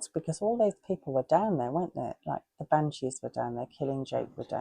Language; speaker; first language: English; native; English